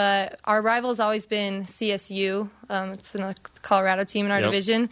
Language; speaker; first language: English; native; English